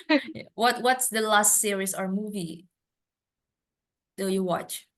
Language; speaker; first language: English; non-native, fluent; Indonesian